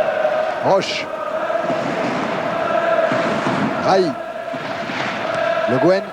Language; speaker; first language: French; native; French